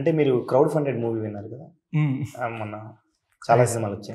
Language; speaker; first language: Telugu; native; Telugu